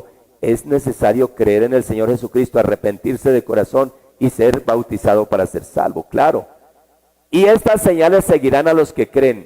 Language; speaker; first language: Spanish; native; Spanish